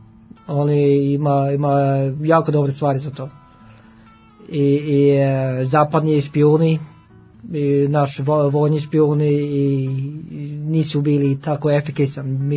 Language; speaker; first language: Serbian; non-native, learner; Norwegian